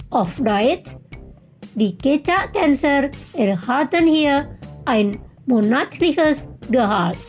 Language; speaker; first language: German; non-native, fluent; Indonesian